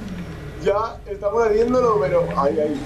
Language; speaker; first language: Spanish; native; Spanish